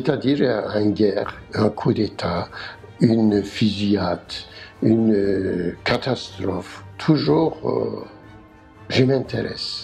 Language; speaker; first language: French; non-native, learner; Turkish